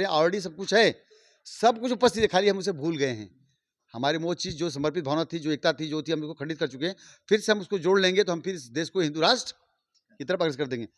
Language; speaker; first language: Hindi; native; Hindi